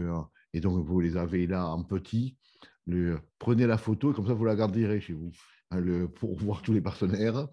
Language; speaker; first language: French; native; French